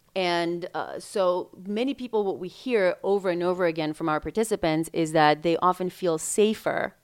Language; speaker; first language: English; non-native, fluent; Macedonian